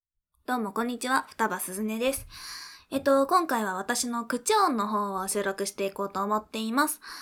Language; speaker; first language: Japanese; native; Japanese